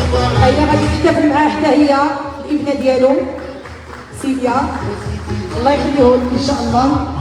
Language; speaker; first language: Arabic; native; Arabic